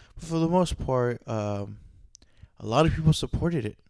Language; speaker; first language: English; native; English